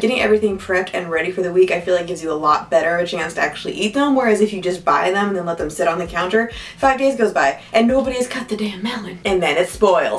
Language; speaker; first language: English; native; English